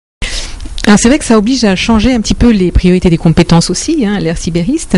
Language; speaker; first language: French; native; French